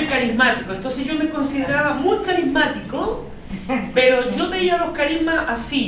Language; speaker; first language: Spanish; native; Spanish